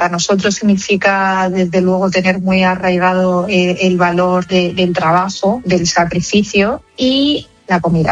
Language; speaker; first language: Spanish; native; Spanish